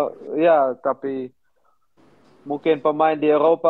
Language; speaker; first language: Indonesian; non-native, learner; Dutch